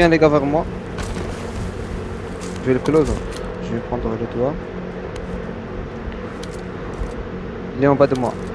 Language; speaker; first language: French; native; French